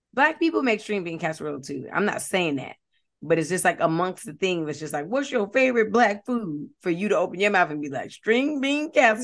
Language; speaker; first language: English; native; English